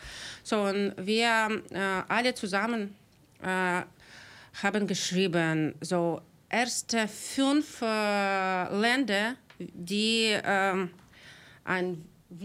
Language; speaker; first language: German; non-native, learner; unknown